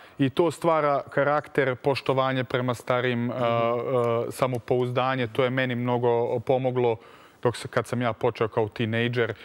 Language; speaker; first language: Serbian; early bilingual, heritage; Serbian